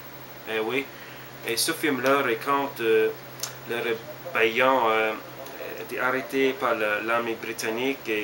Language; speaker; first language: French; non-native, learner; English